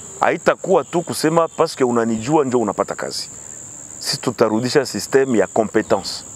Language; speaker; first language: Swahili; native; Swahili